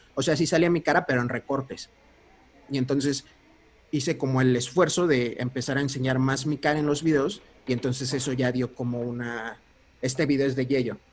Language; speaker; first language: Spanish; early bilingual, heritage; Spanish